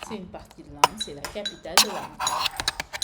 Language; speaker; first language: French; non-native, fluent; English